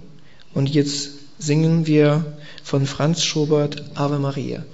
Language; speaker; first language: German; non-native, learner; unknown